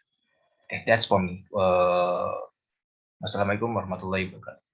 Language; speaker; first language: English; non-native, learner; Indonesian